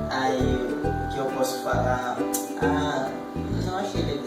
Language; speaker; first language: Portuguese; non-native, local second language; Haitian Creole